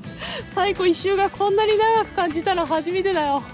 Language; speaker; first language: Japanese; native; Japanese